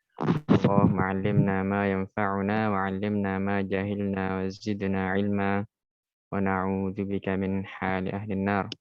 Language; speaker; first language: Arabic; non-native, fluent; Indonesian